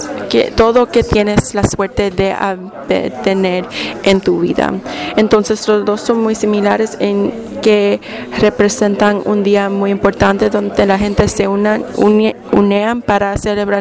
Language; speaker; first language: Spanish; non-native, fluent; English